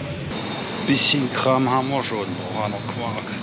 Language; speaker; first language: German; native; German